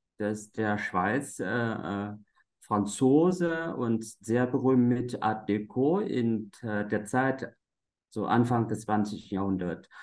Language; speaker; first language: German; non-native, fluent; Vietnamese